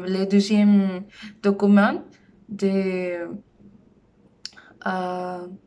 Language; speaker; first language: French; non-native, learner; Spanish